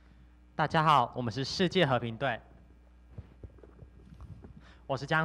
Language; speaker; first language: Chinese; native; Chinese